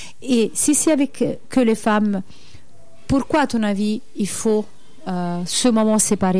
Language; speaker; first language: French; native; French